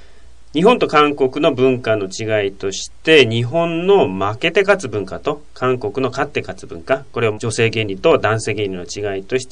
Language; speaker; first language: Japanese; native; Japanese